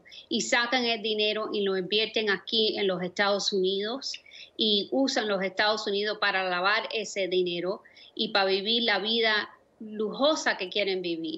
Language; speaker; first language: Spanish; early bilingual, other home language; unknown